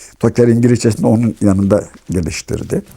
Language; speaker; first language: Turkish; native; Turkish